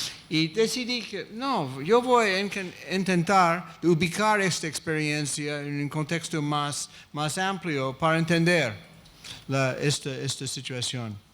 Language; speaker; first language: Spanish; non-native, fluent; English